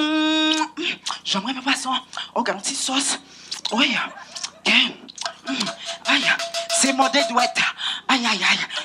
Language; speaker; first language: French; non-native, local second language; Haitian Creole